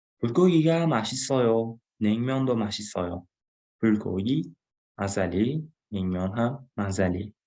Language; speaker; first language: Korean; non-native, fluent; Uzbek